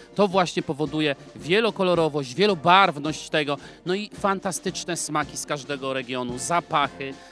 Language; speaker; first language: Polish; native; Polish